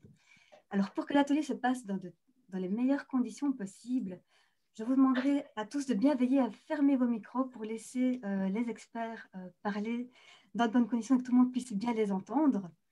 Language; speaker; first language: French; native; French